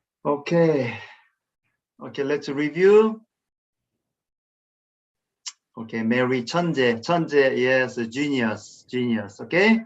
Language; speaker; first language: English; non-native, fluent; Korean